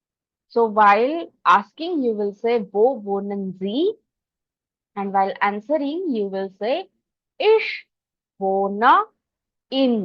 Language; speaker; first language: German; non-native, fluent; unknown